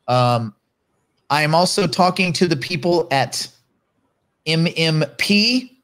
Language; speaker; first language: English; native; English